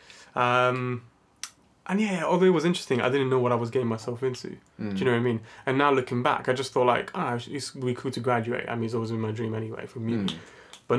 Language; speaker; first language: English; non-native, fluent; Italian